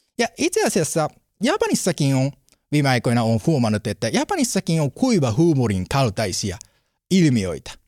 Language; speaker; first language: Finnish; non-native, learner; Japanese